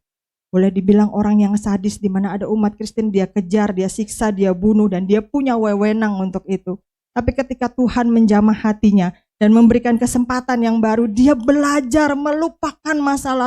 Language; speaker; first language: Indonesian; native; Indonesian